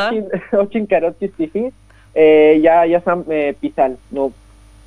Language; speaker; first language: Russian; non-native, learner; Spanish